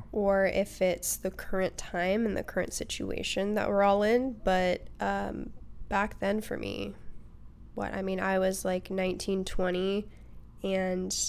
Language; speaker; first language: English; native; English